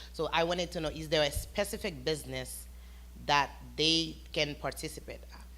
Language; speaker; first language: English; non-native, fluent; Haitian Creole